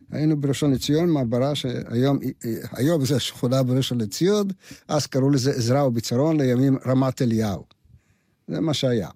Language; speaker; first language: Hebrew; non-native, fluent; Russian